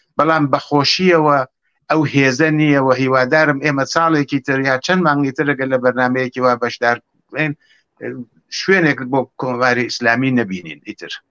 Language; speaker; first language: Central Kurdish; native; Central Kurdish